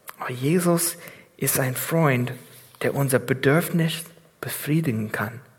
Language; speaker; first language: German; non-native, fluent; English